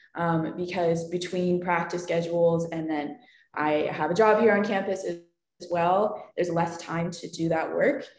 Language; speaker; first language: English; native; English